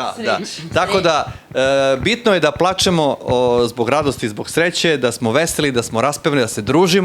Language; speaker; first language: Bosnian; native; Bosnian